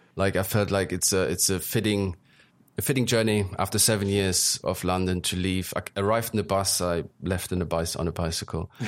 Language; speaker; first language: English; early bilingual, other home language; German